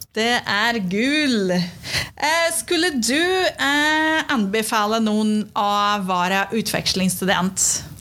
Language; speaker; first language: Norwegian; non-native, fluent; Portuguese